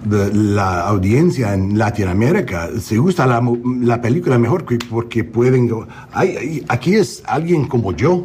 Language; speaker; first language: Spanish; non-native, learner; English